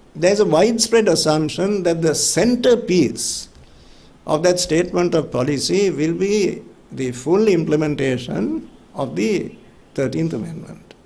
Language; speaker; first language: English; non-native, local second language; Sinhala